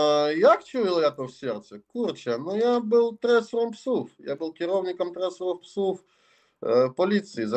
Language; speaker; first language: Polish; non-native, learner; Russian